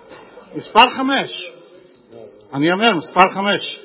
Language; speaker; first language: Hebrew; non-native, fluent; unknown